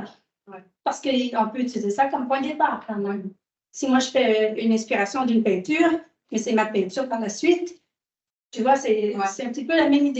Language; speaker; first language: French; native; French